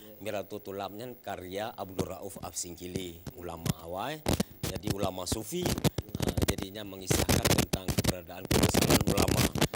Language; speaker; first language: Malay; non-native, local second language; Achinese